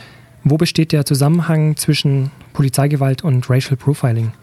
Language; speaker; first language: German; native; German